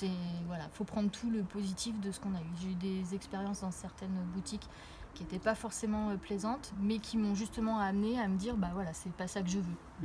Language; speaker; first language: French; native; French